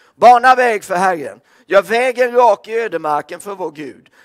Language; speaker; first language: Swedish; native; Swedish